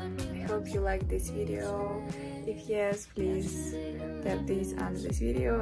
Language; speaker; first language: English; non-native, fluent; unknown